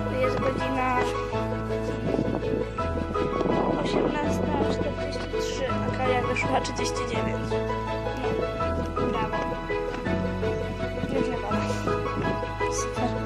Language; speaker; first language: Polish; native; Polish